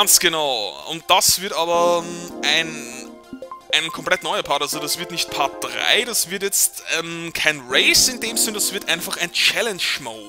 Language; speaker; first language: German; native; German